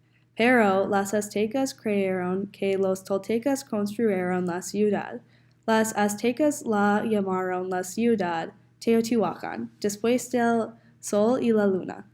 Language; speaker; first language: Spanish; non-native, learner; English